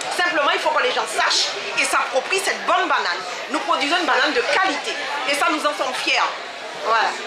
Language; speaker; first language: French; native; French